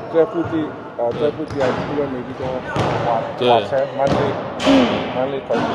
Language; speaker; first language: Chinese; early bilingual, heritage; Chinese